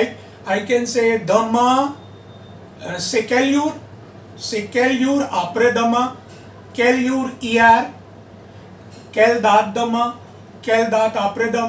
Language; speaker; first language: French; non-native, fluent; Hindi